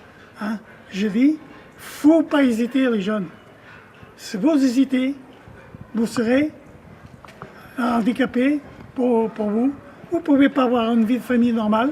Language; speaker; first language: French; native; French